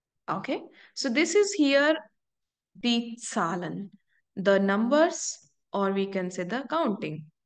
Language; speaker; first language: English; non-native, local second language; Hindi